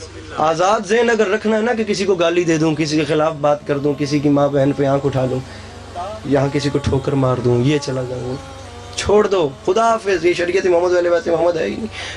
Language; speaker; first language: Urdu; native; Urdu